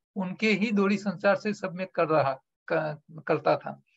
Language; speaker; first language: Hindi; non-native, local second language; Gujarati